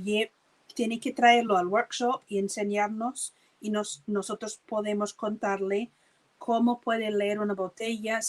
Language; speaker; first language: Spanish; non-native, fluent; English